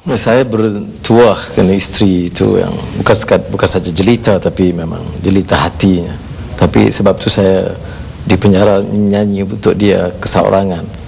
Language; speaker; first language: Malay; native; Malay